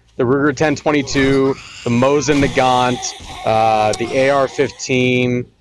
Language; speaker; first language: English; native; English